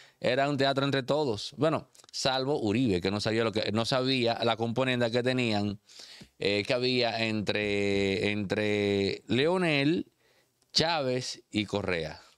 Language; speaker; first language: Spanish; native; Spanish